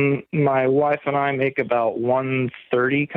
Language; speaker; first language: English; native; English